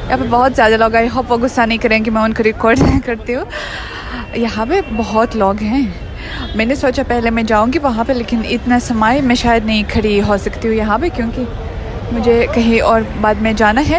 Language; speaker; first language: Hindi; non-native, fluent; Russian